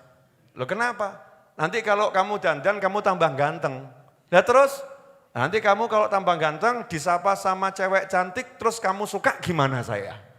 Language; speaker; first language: Indonesian; native; Indonesian